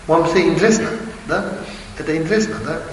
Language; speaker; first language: Russian; non-native, learner; Tibetan